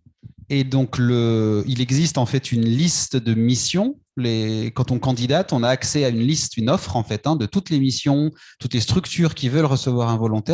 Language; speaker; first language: French; native; French